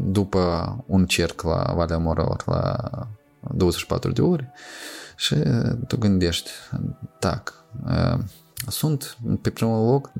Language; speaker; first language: Romanian; non-native, local second language; Russian